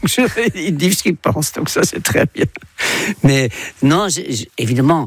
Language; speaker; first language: French; non-native, fluent; Dutch